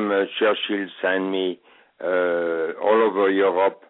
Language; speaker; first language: English; non-native, fluent; French